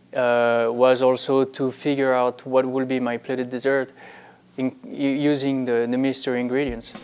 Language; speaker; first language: English; non-native, fluent; French